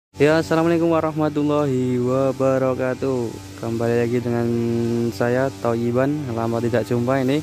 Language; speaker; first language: Indonesian; non-native, local second language; Javanese